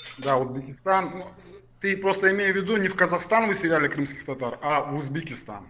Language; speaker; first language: Russian; native; Russian